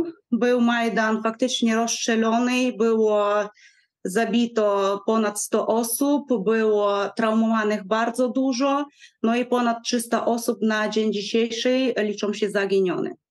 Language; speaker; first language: Polish; non-native, fluent; Ukrainian